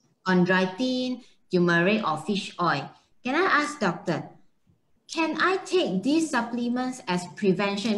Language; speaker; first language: English; non-native, local second language; Chinese